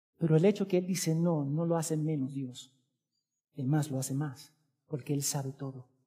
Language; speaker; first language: Spanish; early bilingual, heritage; Spanish